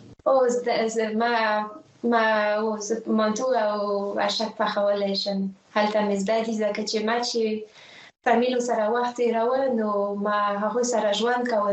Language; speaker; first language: Pashto; non-native, fluent; French